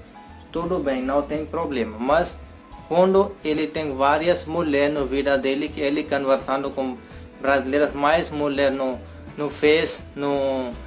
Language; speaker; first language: Portuguese; non-native, learner; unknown